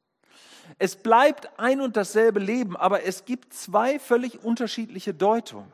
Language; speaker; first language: German; native; German